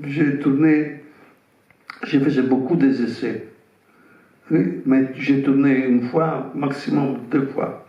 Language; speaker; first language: French; non-native, fluent; Italian